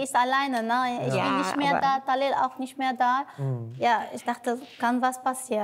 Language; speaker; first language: German; non-native, learner; Arabic